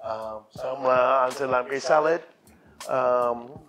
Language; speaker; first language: Vietnamese; early bilingual, heritage; English